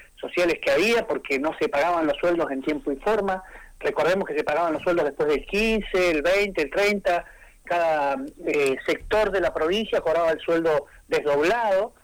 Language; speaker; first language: Spanish; native; Spanish